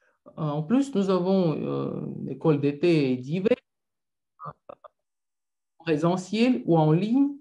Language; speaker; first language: French; non-native, fluent; Russian